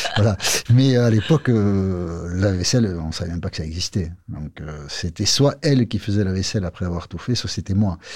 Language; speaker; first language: French; non-native, local second language; Basque